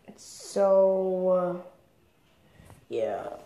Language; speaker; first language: English; native; English